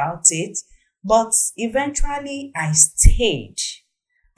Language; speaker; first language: English; non-native, local second language; Igbo